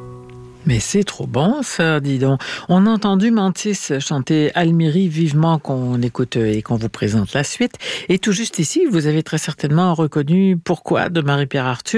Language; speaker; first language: French; native; French